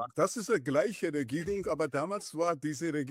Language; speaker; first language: German; non-native, learner; Georgian